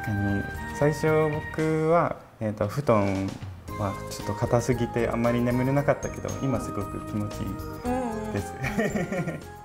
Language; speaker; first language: Japanese; non-native, fluent; English